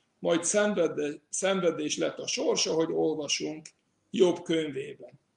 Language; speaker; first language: Hungarian; non-native, fluent; English